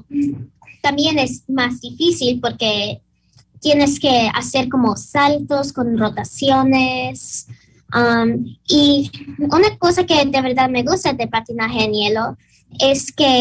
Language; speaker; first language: Spanish; early bilingual, heritage; Spanish